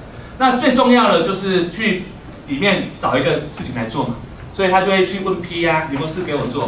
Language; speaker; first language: Chinese; native; Chinese